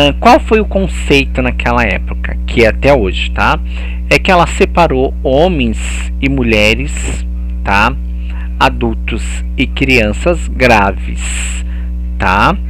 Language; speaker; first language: Portuguese; native; Portuguese